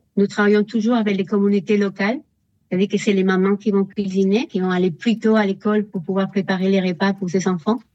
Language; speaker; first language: French; non-native, fluent; Spanish